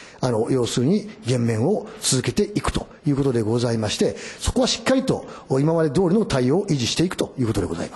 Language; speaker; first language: Japanese; native; Japanese